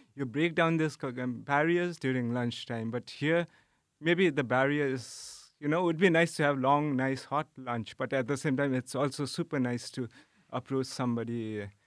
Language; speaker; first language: English; non-native, local second language; Nepali